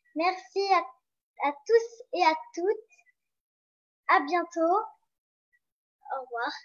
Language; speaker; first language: French; native; French